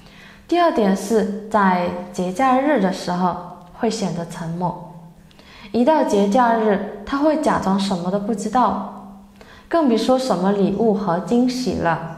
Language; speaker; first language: Chinese; native; Chinese